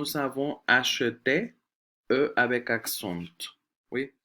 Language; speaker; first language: French; non-native, fluent; Spanish